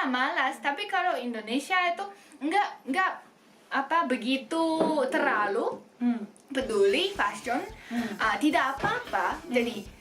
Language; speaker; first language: Indonesian; non-native, fluent; Japanese